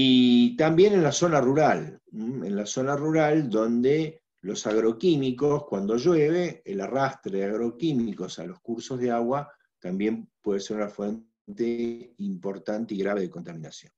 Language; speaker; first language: Spanish; native; Spanish